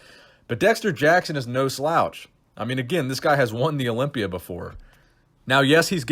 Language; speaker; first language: English; native; English